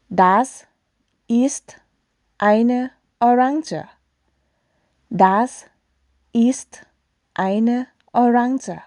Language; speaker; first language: German; non-native, fluent; Thai